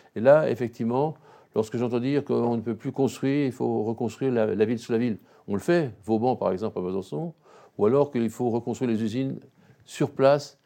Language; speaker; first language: French; native; French